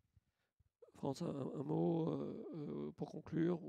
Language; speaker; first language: French; native; French